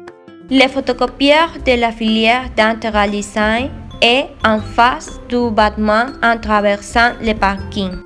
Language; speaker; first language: French; non-native, learner; Spanish